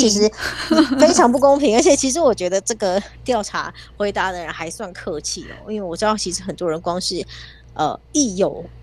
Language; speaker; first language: Chinese; native; Chinese